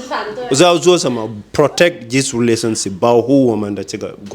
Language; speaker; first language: Chinese; non-native, fluent; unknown